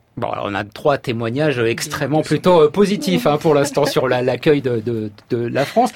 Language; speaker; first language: French; native; French